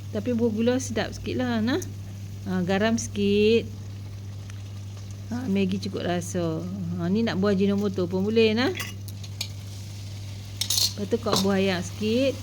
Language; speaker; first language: Malay; native; Malay